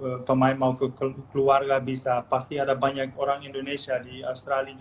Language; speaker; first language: Indonesian; non-native, fluent; Dutch